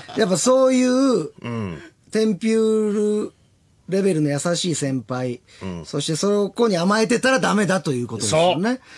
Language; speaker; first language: Japanese; native; Japanese